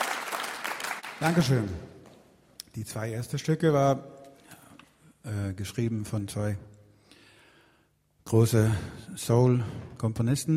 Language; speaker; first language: German; non-native, learner; Swedish